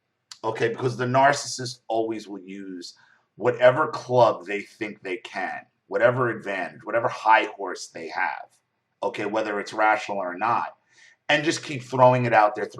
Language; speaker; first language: English; native; English